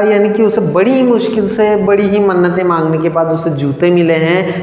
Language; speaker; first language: Hindi; native; Hindi